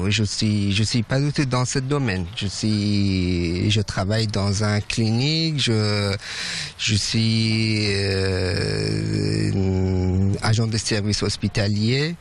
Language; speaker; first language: French; non-native, fluent; Persian